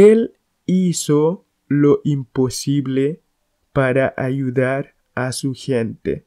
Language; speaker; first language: Spanish; non-native, fluent; Haitian Creole